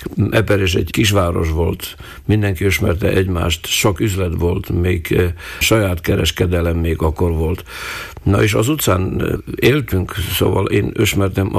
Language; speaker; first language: Hungarian; non-native, local second language; Slovak